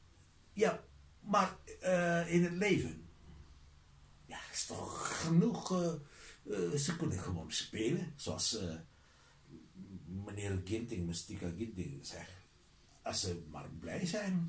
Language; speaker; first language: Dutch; non-native, learner; Indonesian